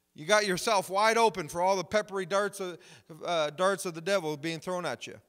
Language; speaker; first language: English; native; English